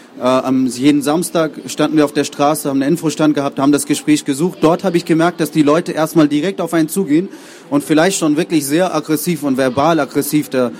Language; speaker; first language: German; non-native, fluent; Urdu